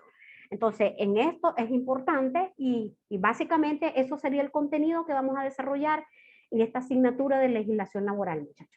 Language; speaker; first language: Spanish; native; Spanish